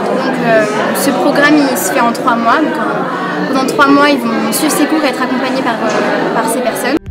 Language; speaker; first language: French; native; French